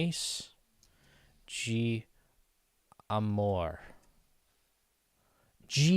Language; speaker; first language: Portuguese; non-native, learner; English